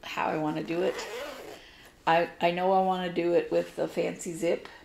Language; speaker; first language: English; native; English